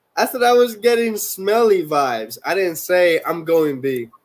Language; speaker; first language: English; non-native, fluent; Spanish